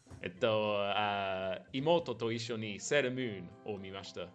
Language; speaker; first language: Japanese; non-native, learner; English